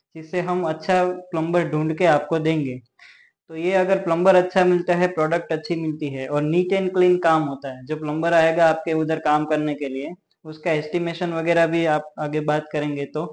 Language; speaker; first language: Hindi; non-native, local second language; Gujarati